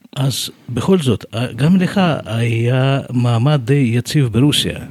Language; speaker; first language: Hebrew; non-native, fluent; Uzbek